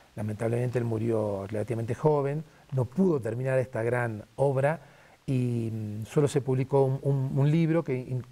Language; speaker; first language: Spanish; native; Spanish